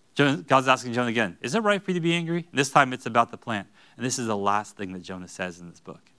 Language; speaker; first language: English; native; English